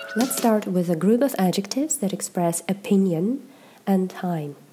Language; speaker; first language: English; non-native, fluent; Russian